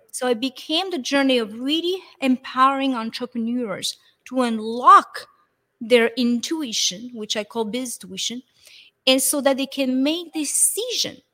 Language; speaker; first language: English; non-native, fluent; French